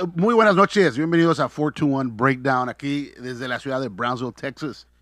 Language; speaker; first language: Spanish; early bilingual, other home language; English